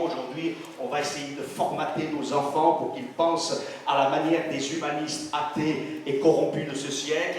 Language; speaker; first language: French; native; French